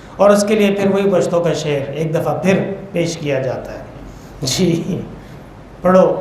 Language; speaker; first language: Urdu; non-native, local second language; Pashto